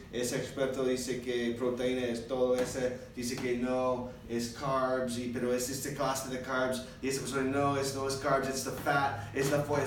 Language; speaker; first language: Spanish; non-native, learner; English